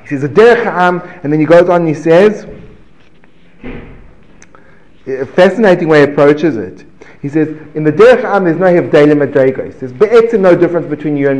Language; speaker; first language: English; native; English